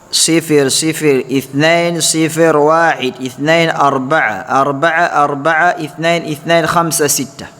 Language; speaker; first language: Arabic; non-native, fluent; Fula